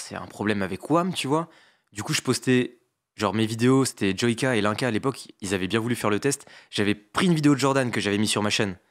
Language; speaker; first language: French; native; French